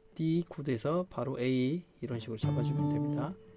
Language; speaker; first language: Korean; native; Korean